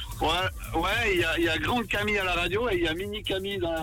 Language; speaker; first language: French; native; French